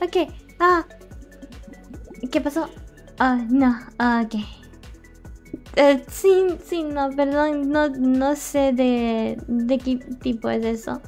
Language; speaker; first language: Spanish; non-native, learner; English